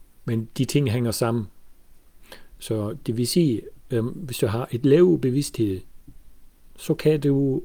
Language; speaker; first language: Danish; non-native, fluent; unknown